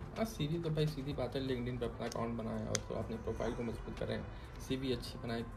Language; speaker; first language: Hindi; native; Hindi